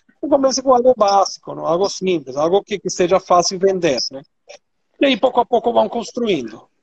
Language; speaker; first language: Portuguese; non-native, fluent; Spanish